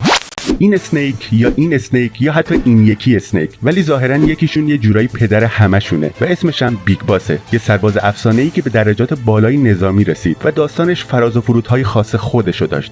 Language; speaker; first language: Persian; native; Persian